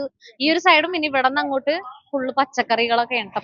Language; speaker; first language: Malayalam; native; Malayalam